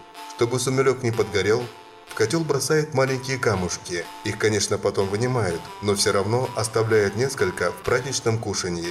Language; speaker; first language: Russian; non-native, local second language; Kyrgyz